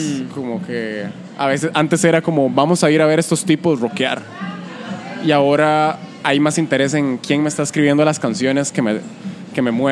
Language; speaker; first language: Spanish; native; Spanish